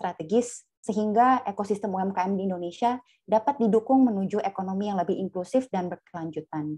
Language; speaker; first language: Indonesian; native; Indonesian